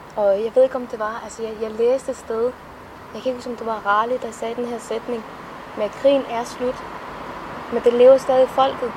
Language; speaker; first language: Danish; early bilingual, other home language; Somali